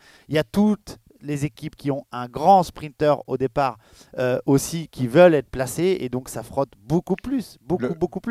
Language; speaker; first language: French; native; French